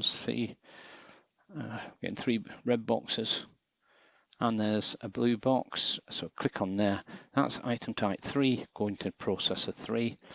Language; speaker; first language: English; native; English